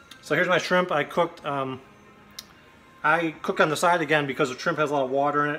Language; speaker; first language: English; native; English